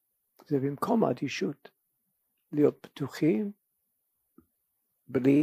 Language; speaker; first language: Hebrew; non-native, fluent; English